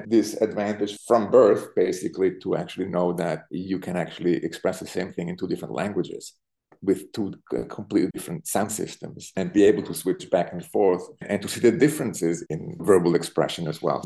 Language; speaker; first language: English; non-native, fluent; Italian